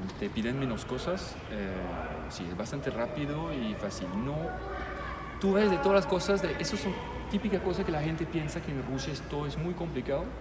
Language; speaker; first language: Spanish; non-native, fluent; French